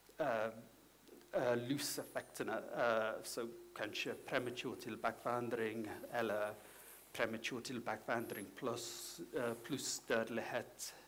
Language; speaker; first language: Swedish; non-native, learner; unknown